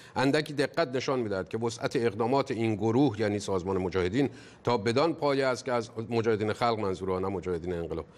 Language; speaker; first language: Persian; native; Persian